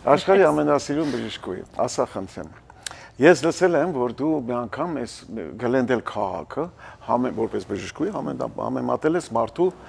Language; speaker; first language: Armenian; native; Armenian